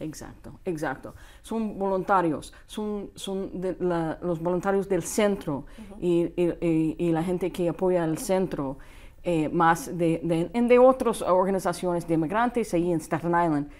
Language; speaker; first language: Spanish; non-native, fluent; English